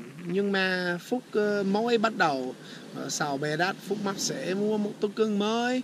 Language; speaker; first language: Vietnamese; non-native, learner; English